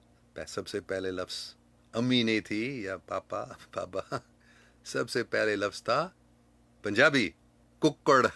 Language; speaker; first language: Hindi; non-native, fluent; English